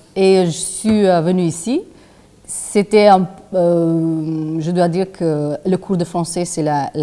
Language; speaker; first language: French; non-native, fluent; Albanian